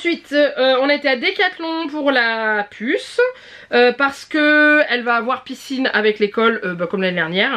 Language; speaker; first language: French; native; French